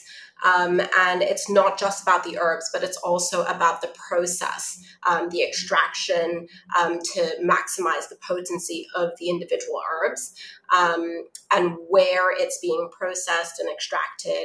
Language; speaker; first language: English; non-native, local second language; Cantonese